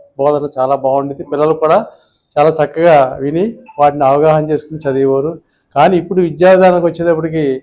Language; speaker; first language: Telugu; native; Telugu